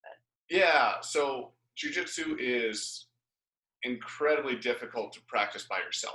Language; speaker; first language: English; native; English